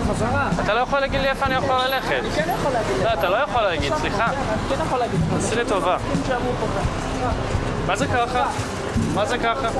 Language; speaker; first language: Hebrew; non-native, fluent; Portuguese